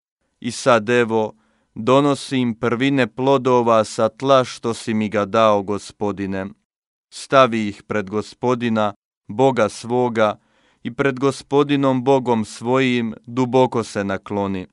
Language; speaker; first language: Croatian; native; Croatian